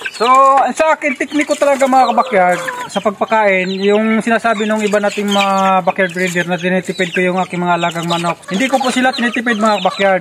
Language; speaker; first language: Filipino; non-native, local second language; Cebuano